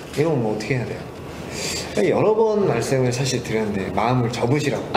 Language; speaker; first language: Korean; native; Korean